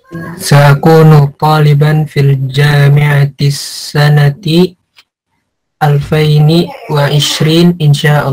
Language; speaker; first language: Arabic; non-native, learner; Indonesian